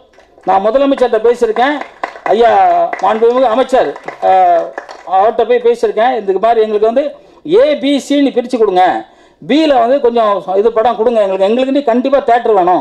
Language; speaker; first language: Tamil; native; Tamil